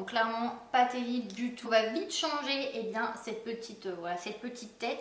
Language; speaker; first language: French; native; French